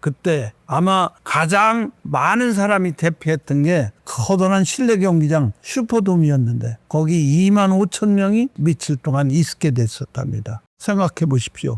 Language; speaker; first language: Korean; native; Korean